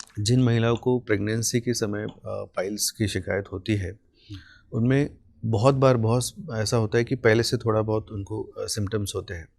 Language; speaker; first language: Hindi; non-native, local second language; Marathi